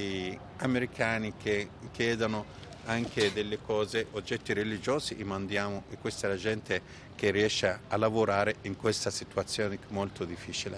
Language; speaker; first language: Italian; non-native, fluent; Arabic